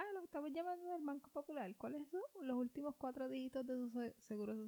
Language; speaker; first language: Spanish; early bilingual, heritage; Spanish